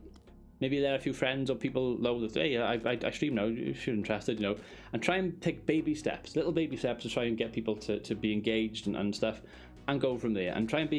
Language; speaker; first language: English; native; English